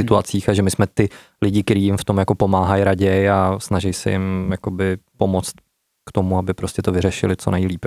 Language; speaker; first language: Czech; native; Czech